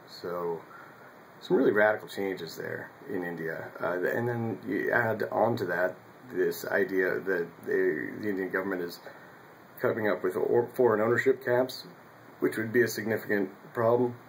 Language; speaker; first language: English; native; English